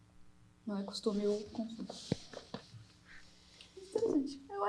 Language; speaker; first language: Portuguese; native; Portuguese